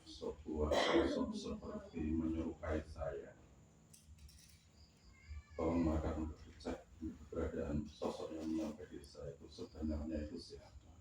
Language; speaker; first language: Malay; non-native, local second language; Javanese